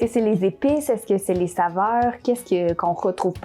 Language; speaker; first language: French; native; French